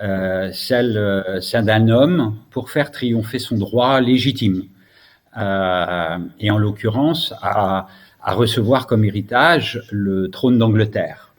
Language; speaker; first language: French; native; French